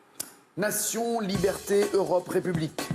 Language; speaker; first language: French; native; French